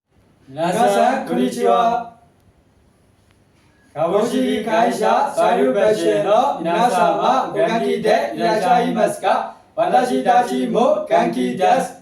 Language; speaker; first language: Japanese; non-native, learner; Burmese